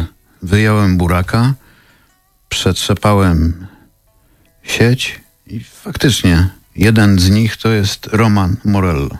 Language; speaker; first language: Polish; native; Polish